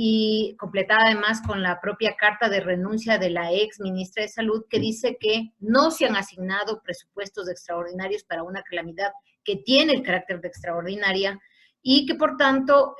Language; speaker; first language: Spanish; native; Spanish